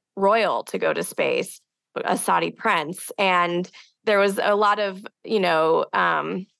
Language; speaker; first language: English; native; English